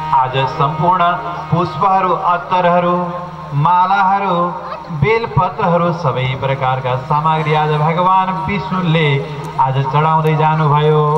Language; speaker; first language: Nepali; native; Nepali